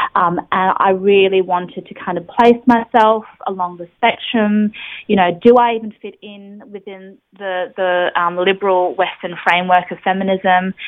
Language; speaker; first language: English; native; English